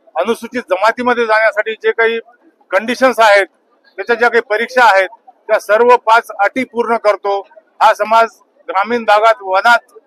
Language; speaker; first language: Marathi; non-native, local second language; Lambadi